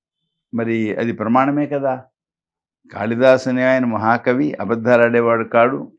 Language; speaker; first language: Telugu; native; Telugu